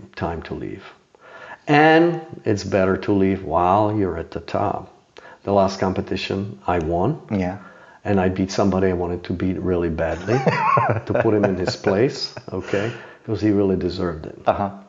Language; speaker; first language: English; non-native, fluent; Czech